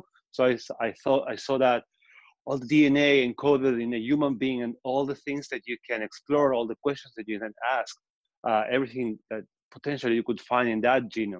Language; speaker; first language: English; non-native, fluent; Spanish